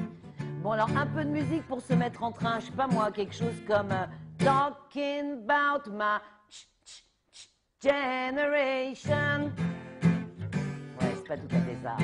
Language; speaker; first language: French; native; French